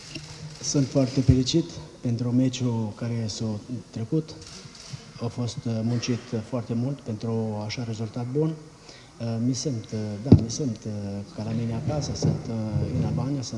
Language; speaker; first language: Romanian; non-native, learner; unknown